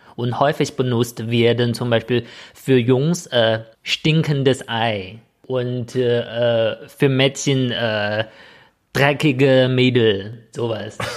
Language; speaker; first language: German; non-native, fluent; Chinese